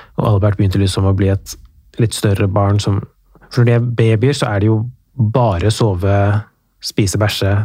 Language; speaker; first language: Norwegian; early bilingual, other home language; Persian